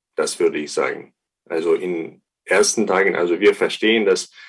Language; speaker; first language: German; non-native, fluent; Ukrainian